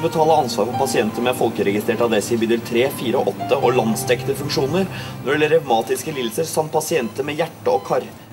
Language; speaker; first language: Norwegian; native; Norwegian